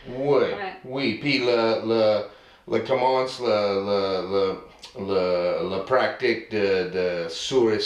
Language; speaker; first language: French; non-native, learner; English